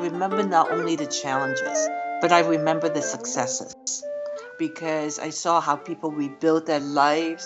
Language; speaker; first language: English; non-native, local second language; Cantonese